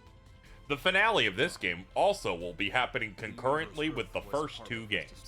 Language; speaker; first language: English; native; English